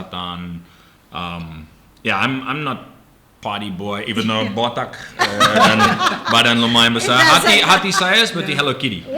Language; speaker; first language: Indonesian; non-native, learner; English